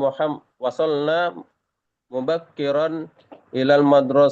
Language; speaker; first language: Arabic; non-native, learner; Indonesian